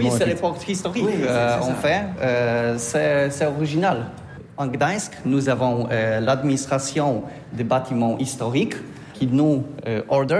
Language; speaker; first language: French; non-native, learner; Polish